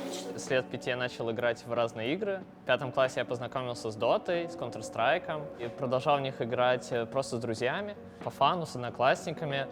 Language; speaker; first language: Russian; native; Russian